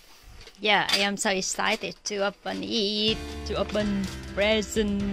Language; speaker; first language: English; non-native, learner; Vietnamese